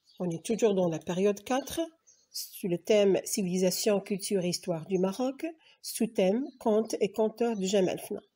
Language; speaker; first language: French; non-native, local second language; Arabic